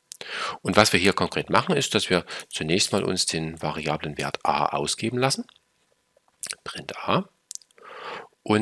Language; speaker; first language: German; native; German